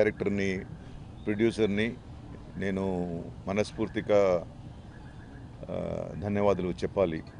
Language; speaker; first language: Telugu; non-native, fluent; Tamil